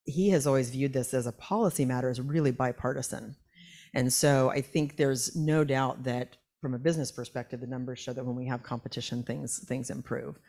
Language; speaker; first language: English; native; English